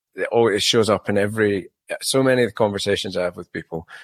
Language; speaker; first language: English; native; English